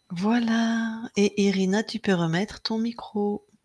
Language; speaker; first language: French; native; French